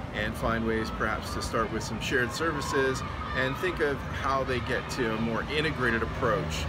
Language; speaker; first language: English; native; English